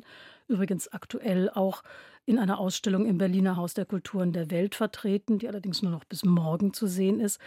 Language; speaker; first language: German; native; German